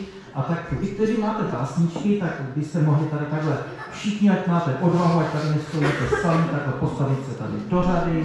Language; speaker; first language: Czech; native; Czech